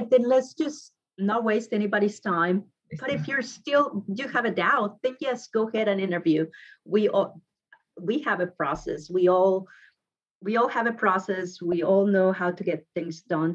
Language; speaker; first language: English; non-native, fluent; Spanish